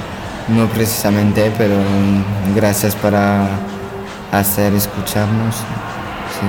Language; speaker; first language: Spanish; non-native, learner; French